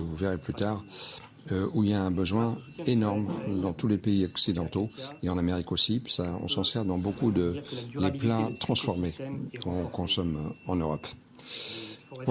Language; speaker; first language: French; native; French